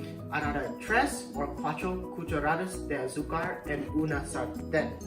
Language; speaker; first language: Spanish; non-native, learner; English